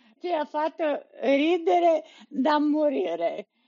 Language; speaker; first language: Italian; non-native, learner; English